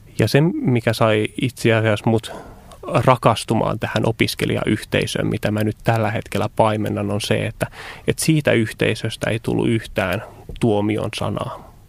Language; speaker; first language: Finnish; native; Finnish